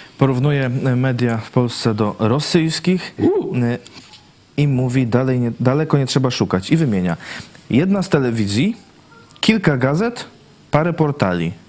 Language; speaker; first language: Polish; native; Polish